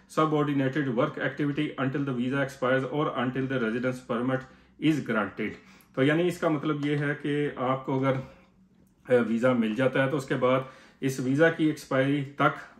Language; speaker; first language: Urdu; native; Urdu